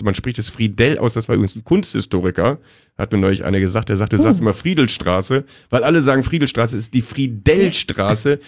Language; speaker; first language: German; native; German